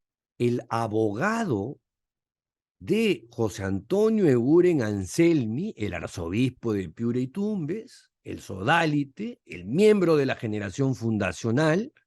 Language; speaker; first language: Spanish; native; Spanish